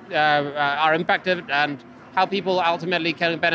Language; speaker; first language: English; non-native, fluent; Finnish